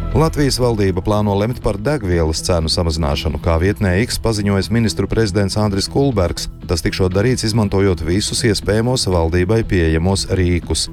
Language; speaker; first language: Latvian; native; Latvian